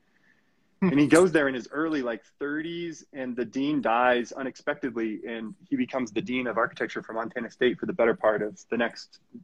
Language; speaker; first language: English; native; English